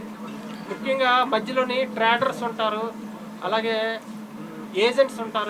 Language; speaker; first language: Telugu; native; Telugu